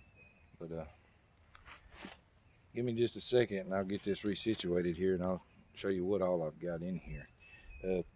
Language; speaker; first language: English; native; English